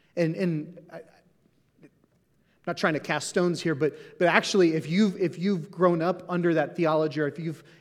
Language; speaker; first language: English; native; English